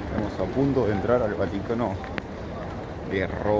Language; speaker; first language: Spanish; native; Spanish